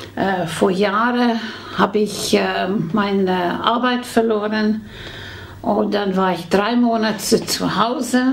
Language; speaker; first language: German; non-native, fluent; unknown